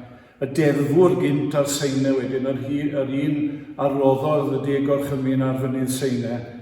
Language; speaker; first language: Welsh; native; Welsh